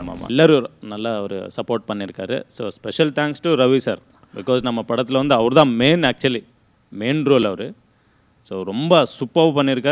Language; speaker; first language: Tamil; non-native, learner; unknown